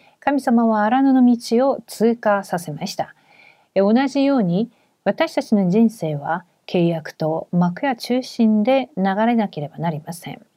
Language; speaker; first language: Japanese; non-native, fluent; Korean